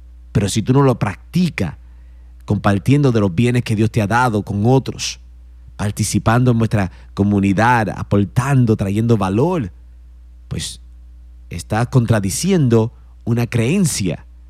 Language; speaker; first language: Spanish; native; Spanish